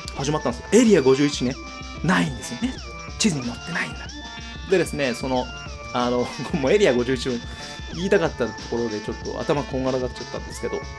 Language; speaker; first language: Japanese; native; Japanese